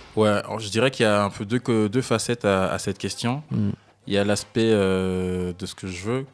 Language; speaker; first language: French; native; French